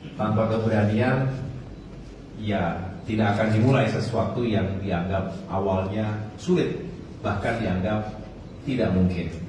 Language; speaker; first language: Indonesian; native; Indonesian